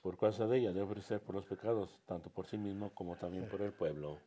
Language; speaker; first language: Spanish; native; Spanish